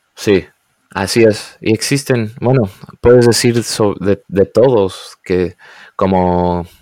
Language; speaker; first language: Spanish; early bilingual, heritage; Spanish